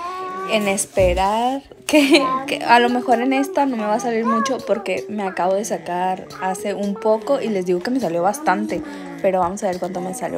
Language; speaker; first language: Spanish; native; Spanish